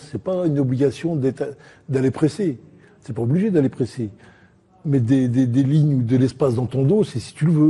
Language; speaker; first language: French; non-native, local second language; Arabic